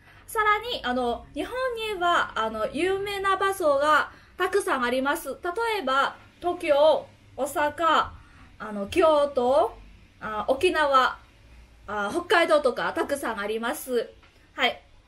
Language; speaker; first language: Japanese; non-native, fluent; Vietnamese